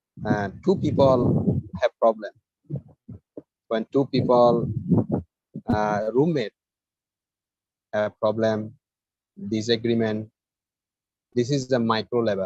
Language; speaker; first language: English; non-native, fluent; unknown